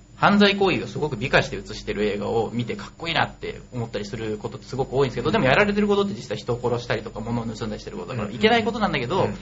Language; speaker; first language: Japanese; native; Japanese